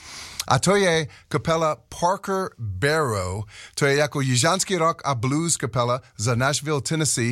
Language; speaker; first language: Czech; non-native, learner; English